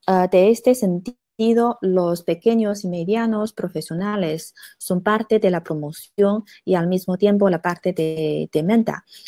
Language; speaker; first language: Spanish; non-native, fluent; Chinese